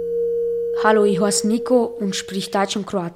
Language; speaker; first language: German; early bilingual, other home language; Croatian